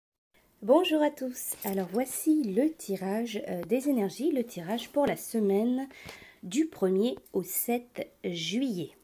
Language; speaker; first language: French; native; French